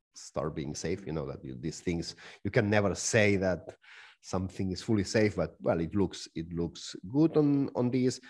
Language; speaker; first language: English; non-native, fluent; Spanish